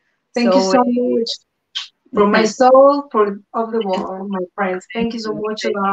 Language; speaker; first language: English; non-native, learner; Spanish